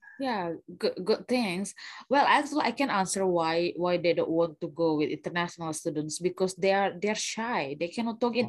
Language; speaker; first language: English; non-native, fluent; Indonesian